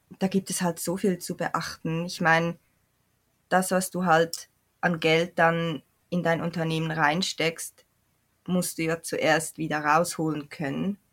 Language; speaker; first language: German; native; German